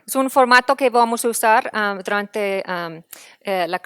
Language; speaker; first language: Spanish; non-native, fluent; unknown